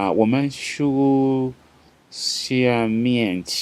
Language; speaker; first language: Chinese; non-native, fluent; English